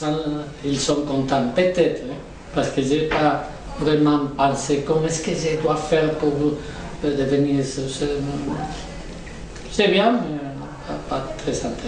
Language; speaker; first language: French; non-native, learner; Spanish